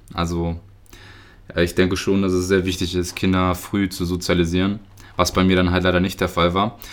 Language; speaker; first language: German; early bilingual, other home language; Russian